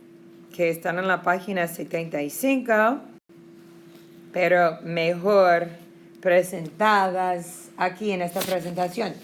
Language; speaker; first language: Spanish; non-native, fluent; English